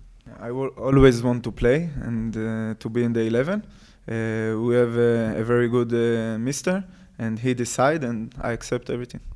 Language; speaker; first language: English; non-native, learner; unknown